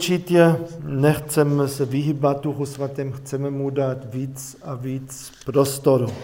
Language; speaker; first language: Czech; non-native, fluent; German